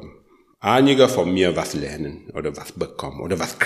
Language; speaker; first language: German; non-native, learner; French